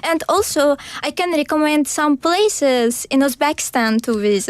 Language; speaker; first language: English; non-native, learner; Uzbek